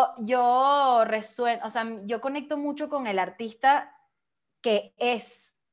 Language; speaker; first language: Spanish; native; Spanish